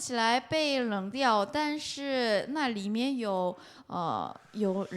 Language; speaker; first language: Chinese; non-native, fluent; Korean